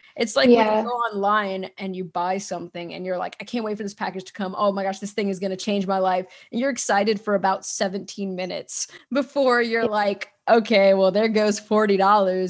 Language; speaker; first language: English; native; English